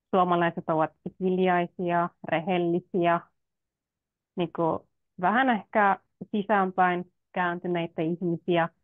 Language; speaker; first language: Finnish; non-native, fluent; Turkish